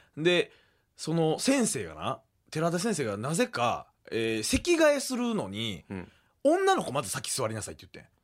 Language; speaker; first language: Japanese; native; Japanese